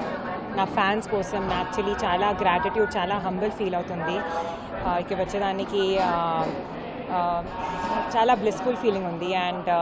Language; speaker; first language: Telugu; non-native, learner; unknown